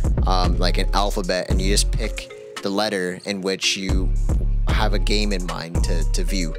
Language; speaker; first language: English; native; English